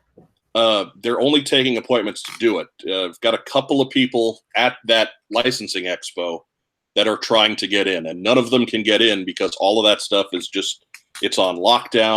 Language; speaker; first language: English; native; English